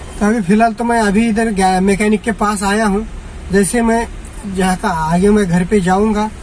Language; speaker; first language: Hindi; non-native, local second language; Marathi